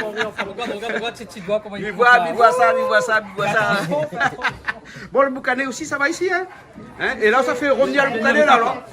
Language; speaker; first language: French; native; French